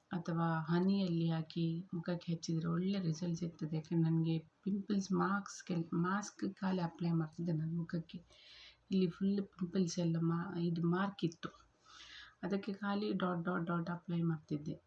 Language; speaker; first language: Kannada; native; Kannada